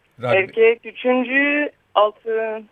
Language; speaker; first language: Turkish; early bilingual, heritage; Turkish